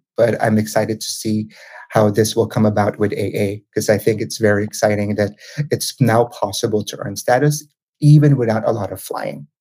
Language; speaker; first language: English; non-native, local second language; Filipino